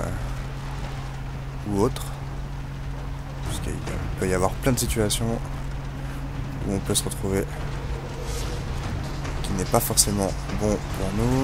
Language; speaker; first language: French; native; French